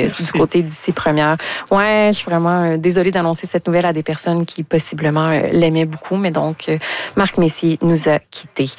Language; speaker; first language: French; native; French